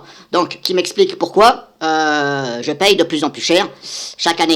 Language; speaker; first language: French; native; French